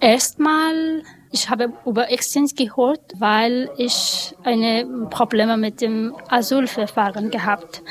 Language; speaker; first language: German; non-native, learner; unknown